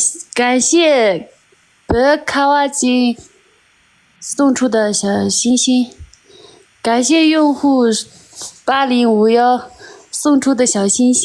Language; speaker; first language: Chinese; non-native, local second language; Tibetan